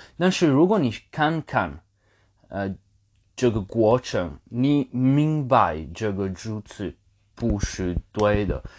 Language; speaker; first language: Chinese; non-native, learner; English